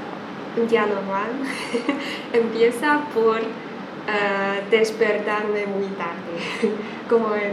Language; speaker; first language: Spanish; non-native, fluent; Chinese